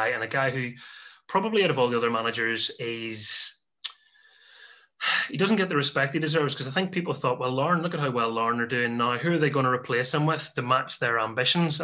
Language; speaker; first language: English; native; English